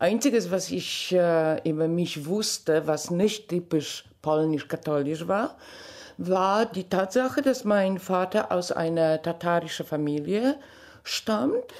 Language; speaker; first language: German; non-native, fluent; Polish